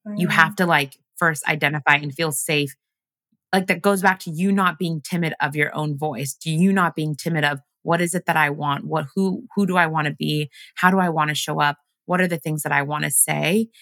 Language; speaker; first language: English; early bilingual, other home language; Ganda